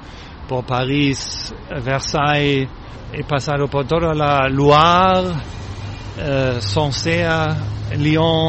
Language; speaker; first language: Spanish; non-native, learner; German